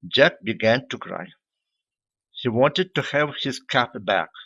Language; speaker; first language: English; non-native, fluent; Ukrainian